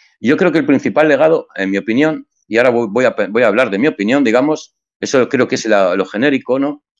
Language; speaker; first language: Spanish; native; Spanish